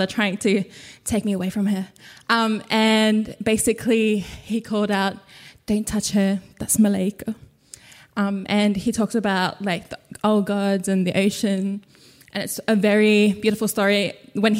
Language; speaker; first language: English; non-native, local second language; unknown